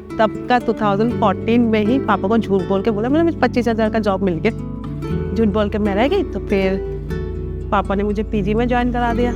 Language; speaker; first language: Hindi; non-native, local second language; Assamese